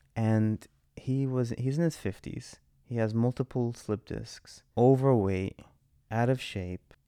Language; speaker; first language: English; native; English